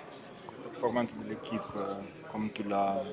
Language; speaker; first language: Italian; native; Italian